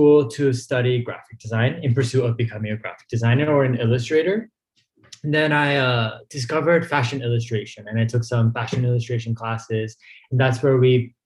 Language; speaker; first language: English; native; English